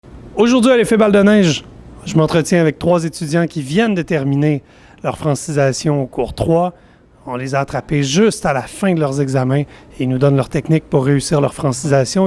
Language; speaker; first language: French; native; French